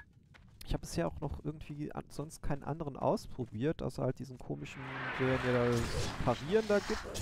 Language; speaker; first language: German; native; German